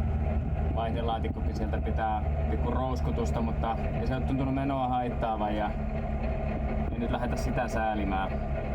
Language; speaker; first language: Finnish; native; Finnish